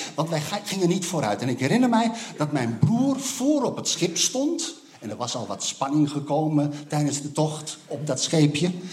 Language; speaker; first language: Dutch; native; Dutch